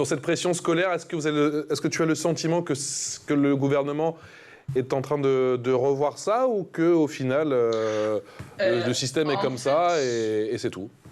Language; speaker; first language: French; native; French